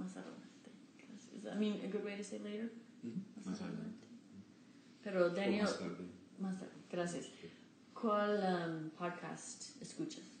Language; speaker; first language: Spanish; non-native, learner; English